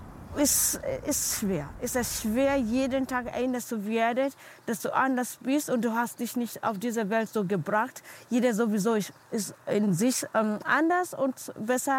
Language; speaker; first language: German; non-native, learner; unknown